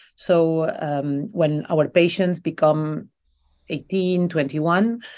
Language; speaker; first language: English; non-native, fluent; Spanish